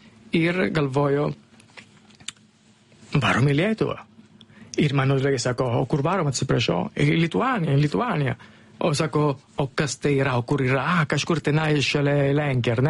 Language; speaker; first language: Lithuanian; non-native, learner; Italian